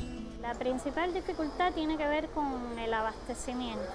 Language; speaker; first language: Portuguese; non-native, fluent; Spanish